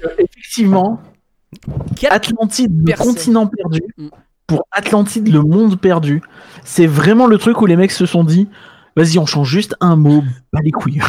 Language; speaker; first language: French; native; French